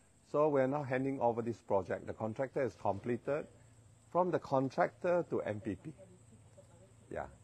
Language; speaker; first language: English; non-native, local second language; Min Nan Chinese